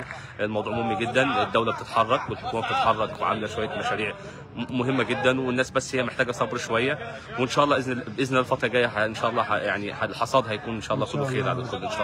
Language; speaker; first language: Arabic; native; Arabic